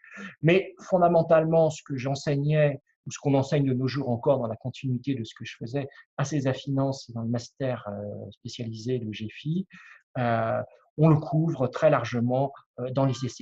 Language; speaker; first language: French; native; French